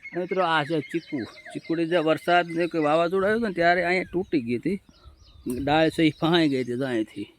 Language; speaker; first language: Gujarati; native; Gujarati